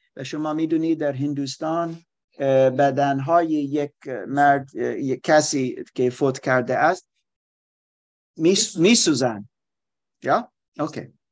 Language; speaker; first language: Persian; non-native, learner; German